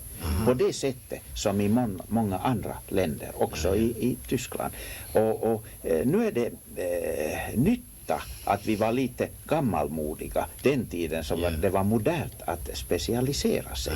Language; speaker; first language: Swedish; non-native, local second language; Finnish